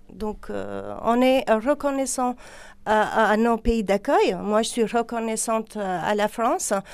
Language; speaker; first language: French; non-native, fluent; Albanian